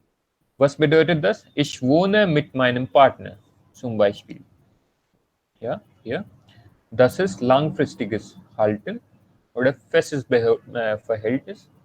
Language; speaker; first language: German; non-native, learner; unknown